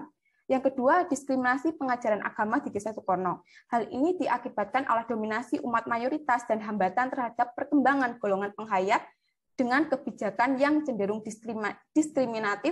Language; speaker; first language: Indonesian; native; Indonesian